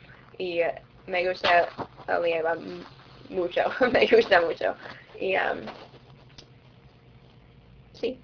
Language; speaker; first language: Spanish; non-native, learner; English